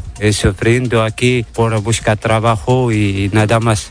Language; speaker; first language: Spanish; non-native, learner; Arabic